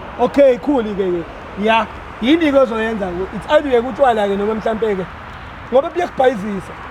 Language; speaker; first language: Zulu; native; Zulu